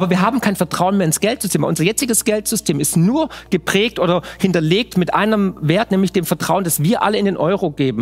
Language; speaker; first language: German; native; German